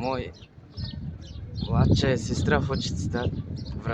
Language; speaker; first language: Russian; non-native, learner; Kazakh